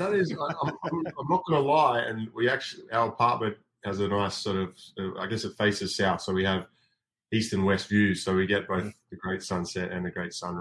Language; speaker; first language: English; native; English